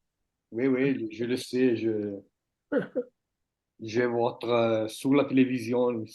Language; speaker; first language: French; non-native, fluent; Italian